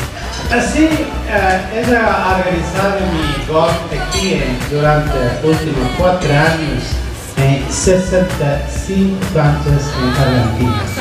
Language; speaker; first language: Spanish; non-native, learner; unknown